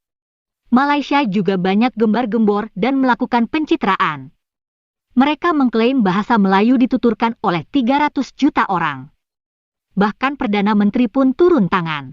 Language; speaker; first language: Indonesian; native; Indonesian